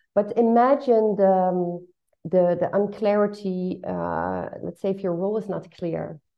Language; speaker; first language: English; non-native, fluent; Dutch